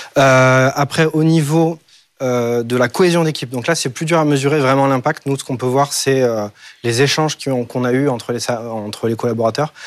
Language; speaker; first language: French; native; French